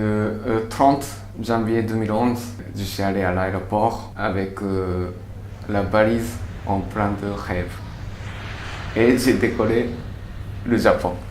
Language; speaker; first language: French; non-native, learner; Japanese